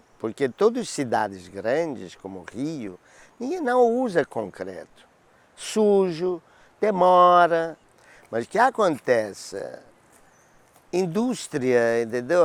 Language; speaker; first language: Portuguese; non-native, learner; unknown